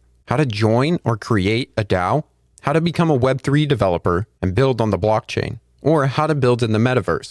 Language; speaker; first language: English; native; English